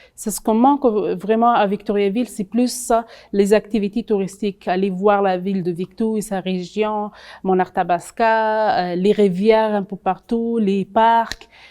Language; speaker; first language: French; non-native, local second language; Arabic